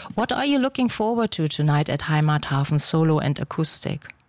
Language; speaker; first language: English; non-native, fluent; German